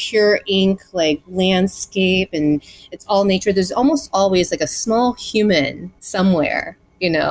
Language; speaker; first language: English; early bilingual, other home language; Chinese